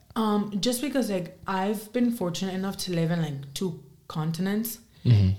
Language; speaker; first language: English; early bilingual, other home language; Spanish